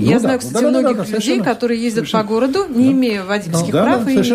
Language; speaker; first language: Russian; native; Russian